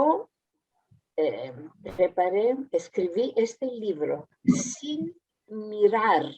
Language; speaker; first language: Spanish; early bilingual, heritage; Spanish